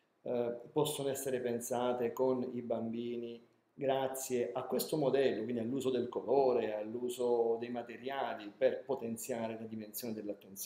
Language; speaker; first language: Italian; native; Italian